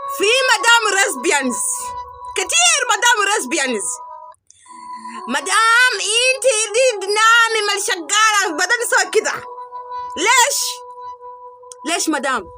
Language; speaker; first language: Arabic; non-native, learner; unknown